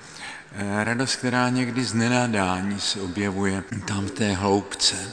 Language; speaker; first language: Czech; native; Czech